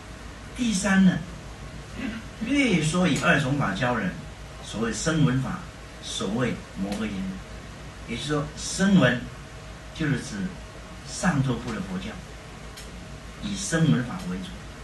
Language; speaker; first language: Chinese; native; Chinese